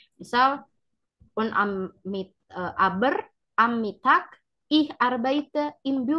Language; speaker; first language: German; non-native, learner; Indonesian